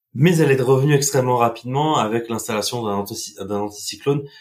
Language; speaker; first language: French; non-native, local second language; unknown